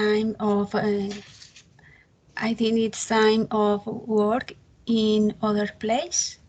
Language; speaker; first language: English; non-native, learner; Spanish